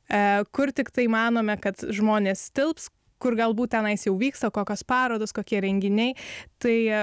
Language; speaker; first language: Lithuanian; native; Lithuanian